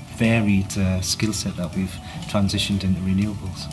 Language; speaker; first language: English; native; English